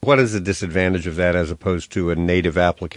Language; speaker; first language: English; native; English